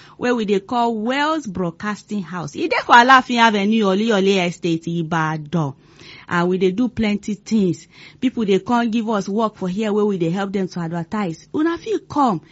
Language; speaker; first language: Nigerian Pidgin; non-native, local second language; Igbo